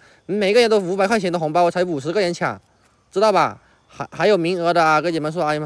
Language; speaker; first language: Chinese; native; Chinese